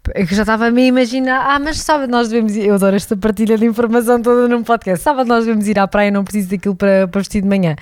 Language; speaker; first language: Portuguese; native; Portuguese